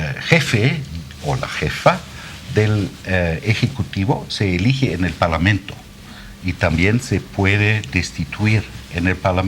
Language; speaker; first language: Spanish; non-native, fluent; German